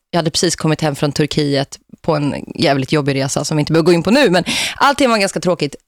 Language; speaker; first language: Swedish; native; Swedish